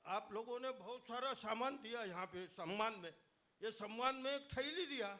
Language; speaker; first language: Hindi; non-native, local second language; Marathi